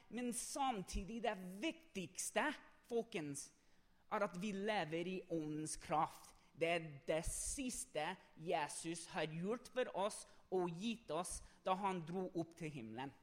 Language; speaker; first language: Norwegian; non-native, fluent; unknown